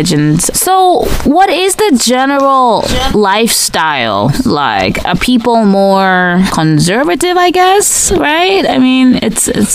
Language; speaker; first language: English; non-native, local second language; Yoruba